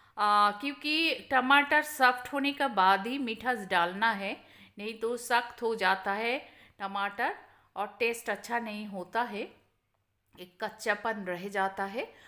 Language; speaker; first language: Hindi; non-native, local second language; Bangla